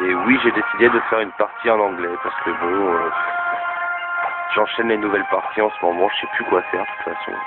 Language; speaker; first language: French; native; French